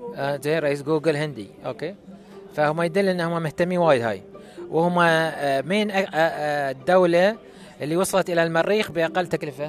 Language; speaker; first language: Arabic; native; Arabic